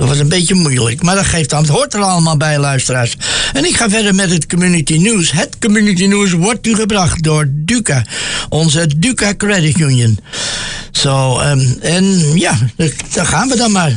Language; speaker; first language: Dutch; native; Dutch